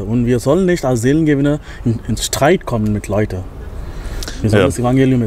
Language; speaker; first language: German; non-native, fluent; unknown